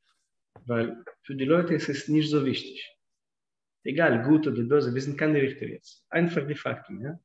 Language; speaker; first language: German; non-native, fluent; Russian